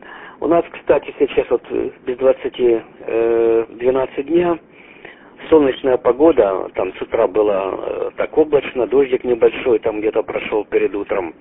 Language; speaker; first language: Russian; native; Russian